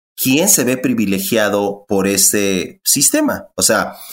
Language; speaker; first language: Spanish; native; Spanish